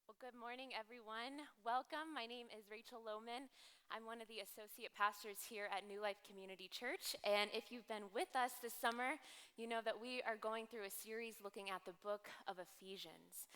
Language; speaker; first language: English; native; English